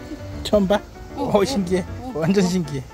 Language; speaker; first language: Korean; native; Korean